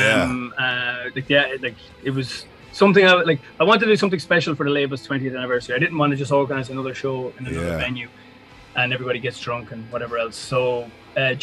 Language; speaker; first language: English; native; English